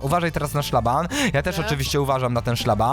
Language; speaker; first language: Polish; native; Polish